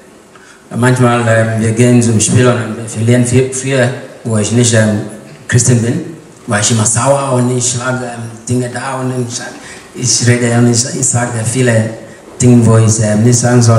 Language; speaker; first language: German; non-native, learner; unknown